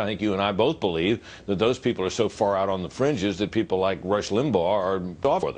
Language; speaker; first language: English; native; English